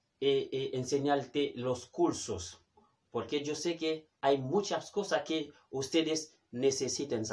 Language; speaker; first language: Spanish; non-native, fluent; Haitian Creole